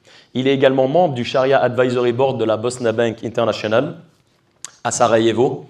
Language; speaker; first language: French; native; French